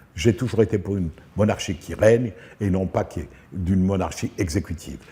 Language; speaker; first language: French; non-native, local second language; Arabic